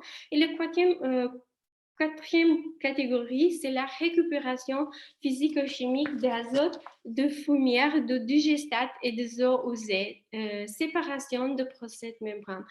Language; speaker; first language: French; non-native, fluent; Italian